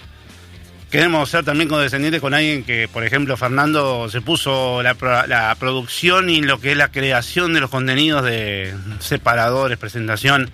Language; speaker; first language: Spanish; native; Spanish